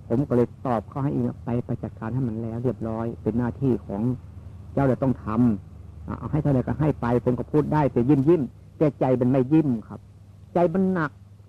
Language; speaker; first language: Thai; native; Thai